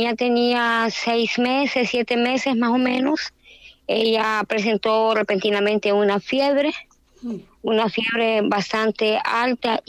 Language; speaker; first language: Spanish; native; Spanish